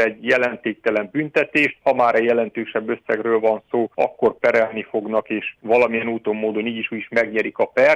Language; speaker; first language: Hungarian; native; Hungarian